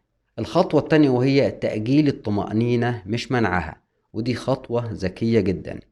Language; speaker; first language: Arabic; native; Arabic